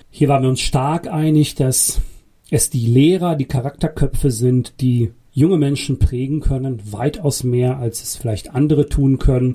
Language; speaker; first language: German; early bilingual, other home language; Bosnian